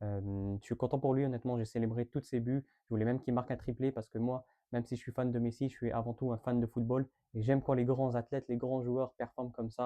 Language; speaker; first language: French; native; French